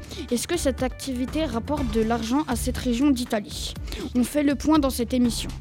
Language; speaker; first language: French; native; French